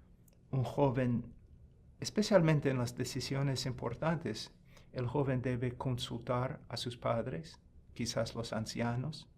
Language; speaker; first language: Spanish; non-native, fluent; English